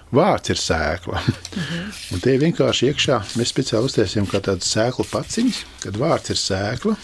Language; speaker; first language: Latvian; native; Latvian